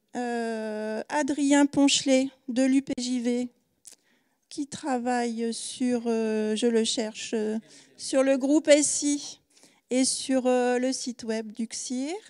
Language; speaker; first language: French; native; French